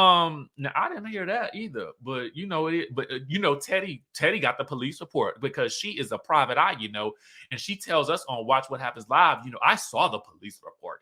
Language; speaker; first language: English; native; English